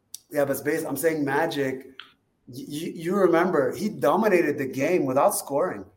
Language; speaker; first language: English; early bilingual, other home language; Arabic